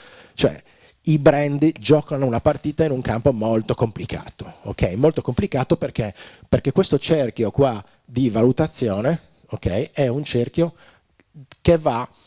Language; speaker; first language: Italian; native; Italian